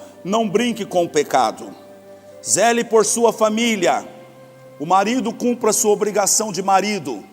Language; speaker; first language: Portuguese; native; Portuguese